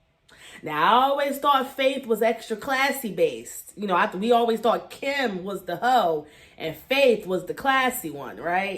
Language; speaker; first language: English; native; English